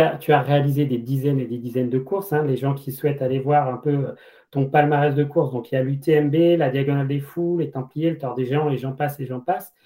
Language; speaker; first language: French; native; French